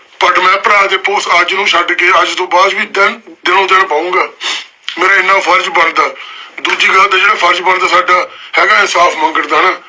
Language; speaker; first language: Punjabi; early bilingual, heritage; Punjabi